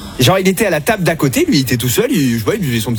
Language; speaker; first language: French; native; French